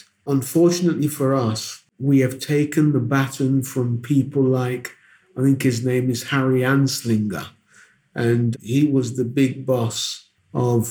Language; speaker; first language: English; non-native, local second language; Akan